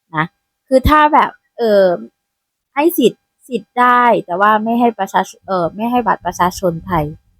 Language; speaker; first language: Thai; non-native, fluent; Lao